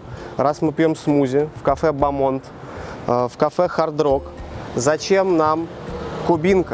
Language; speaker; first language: Russian; native; Russian